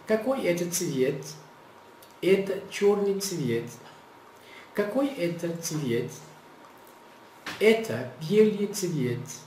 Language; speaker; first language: Russian; non-native, learner; Portuguese